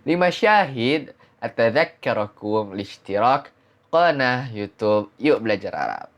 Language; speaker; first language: Arabic; non-native, fluent; Indonesian